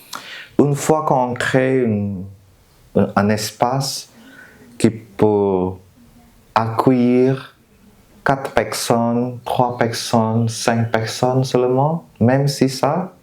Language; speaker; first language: French; non-native, fluent; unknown